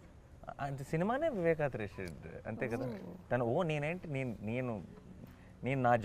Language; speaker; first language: Telugu; native; Telugu